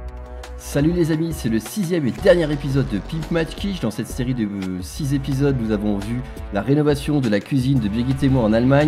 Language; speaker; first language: French; native; French